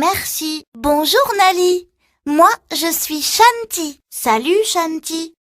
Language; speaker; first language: French; non-native, learner; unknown